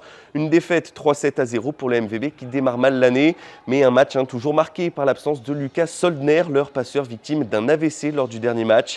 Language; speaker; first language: French; native; French